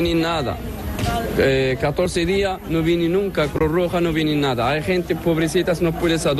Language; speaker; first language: Spanish; non-native, learner; Arabic